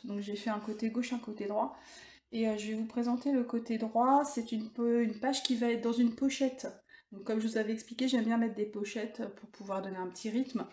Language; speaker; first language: French; native; French